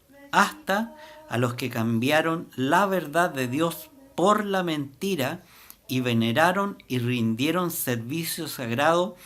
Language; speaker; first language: Spanish; native; Spanish